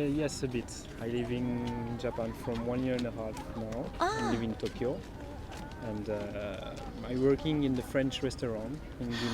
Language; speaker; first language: English; non-native, learner; French